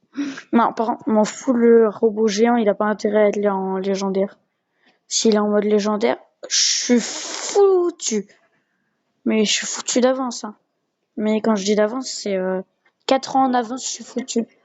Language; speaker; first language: French; native; French